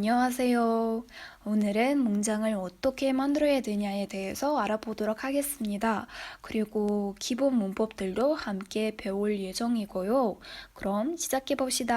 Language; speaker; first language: Korean; non-native, fluent; Kazakh